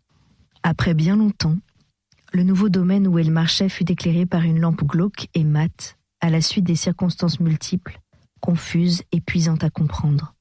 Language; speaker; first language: French; native; French